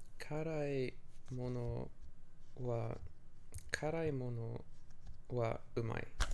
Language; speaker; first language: Japanese; non-native, learner; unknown